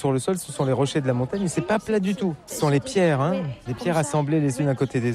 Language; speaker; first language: French; native; French